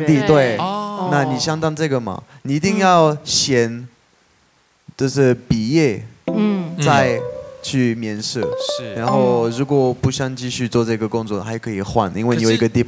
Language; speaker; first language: Chinese; non-native, fluent; French